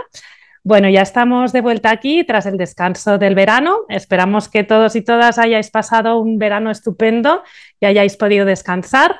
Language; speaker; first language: Spanish; native; Spanish